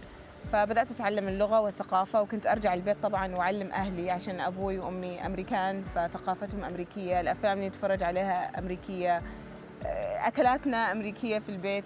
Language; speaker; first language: Arabic; early bilingual, other home language; English